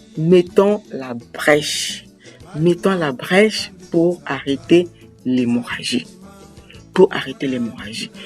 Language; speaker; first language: French; native; French